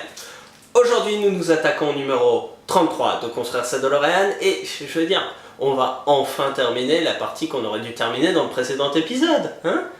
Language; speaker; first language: French; native; French